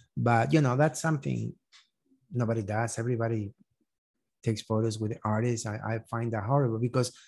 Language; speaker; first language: English; non-native, fluent; Spanish